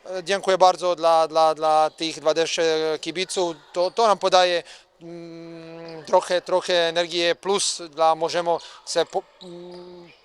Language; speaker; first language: Polish; non-native, learner; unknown